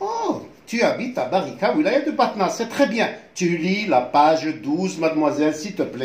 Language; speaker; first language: French; non-native, local second language; Arabic